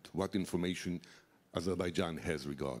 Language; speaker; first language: English; non-native, fluent; Hebrew